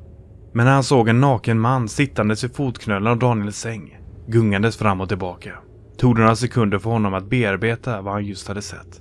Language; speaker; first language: Swedish; native; Swedish